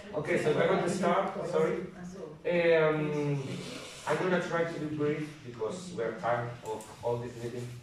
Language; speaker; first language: English; non-native, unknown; Spanish